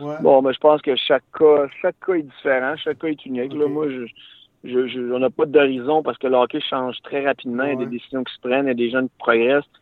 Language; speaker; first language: French; native; French